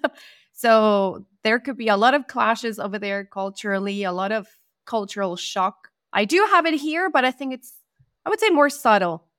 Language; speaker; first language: English; non-native, fluent; Spanish